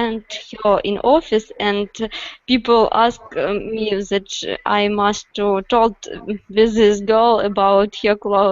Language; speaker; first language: English; non-native, learner; Russian